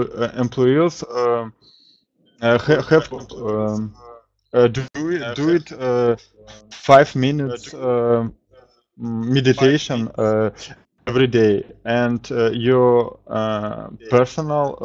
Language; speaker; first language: English; non-native, learner; Russian